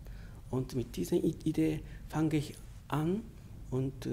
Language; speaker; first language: German; non-native, fluent; Japanese